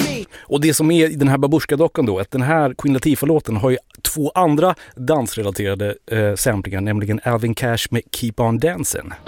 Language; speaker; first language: Swedish; native; Swedish